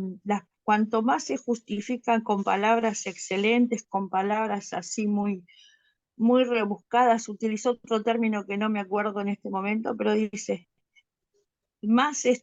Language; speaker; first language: Spanish; native; Spanish